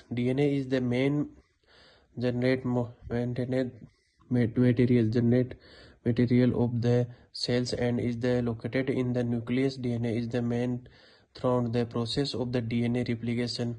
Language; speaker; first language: English; non-native, learner; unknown